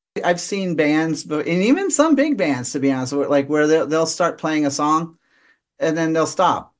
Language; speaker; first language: English; native; English